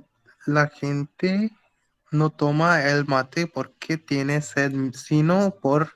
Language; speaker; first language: Spanish; non-native, learner; Hindi